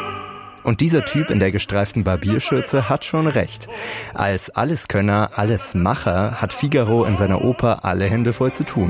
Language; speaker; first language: German; native; German